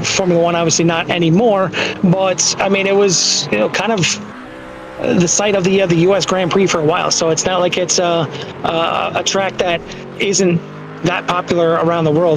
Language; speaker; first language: English; native; English